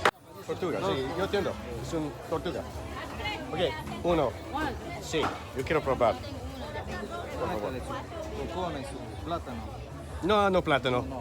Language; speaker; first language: Spanish; non-native, learner; English